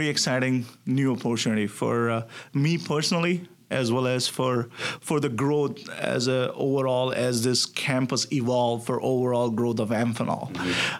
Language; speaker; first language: English; non-native, local second language; Gujarati